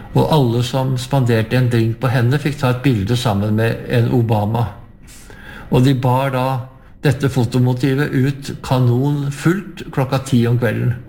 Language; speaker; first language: Norwegian; native; Norwegian